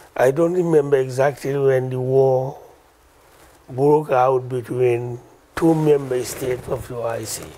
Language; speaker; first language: English; non-native, local second language; Wolof